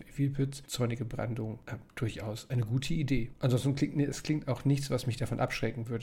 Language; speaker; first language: German; native; German